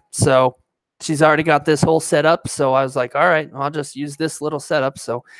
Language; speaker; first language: English; native; English